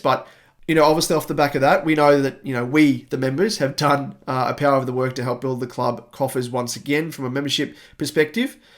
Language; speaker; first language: English; native; English